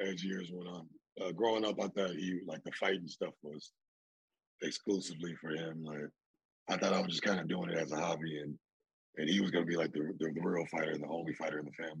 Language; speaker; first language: English; native; English